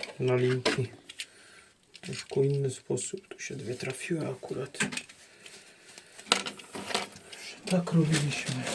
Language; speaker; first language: Polish; native; Polish